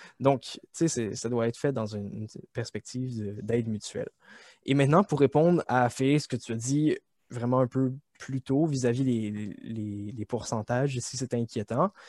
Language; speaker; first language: French; native; French